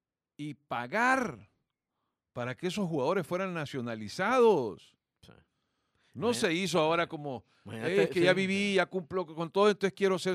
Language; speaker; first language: Spanish; native; Spanish